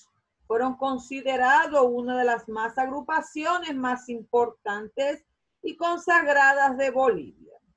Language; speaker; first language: Spanish; non-native, fluent; Portuguese